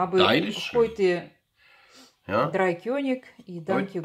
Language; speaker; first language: German; non-native, learner; Russian